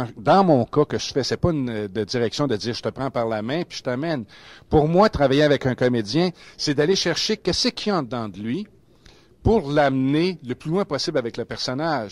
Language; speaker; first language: French; native; French